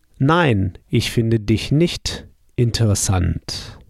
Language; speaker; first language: German; non-native, fluent; English